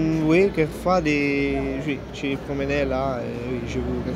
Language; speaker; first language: French; non-native, learner; Italian